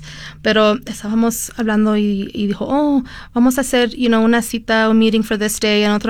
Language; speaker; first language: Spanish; early bilingual, heritage; Spanish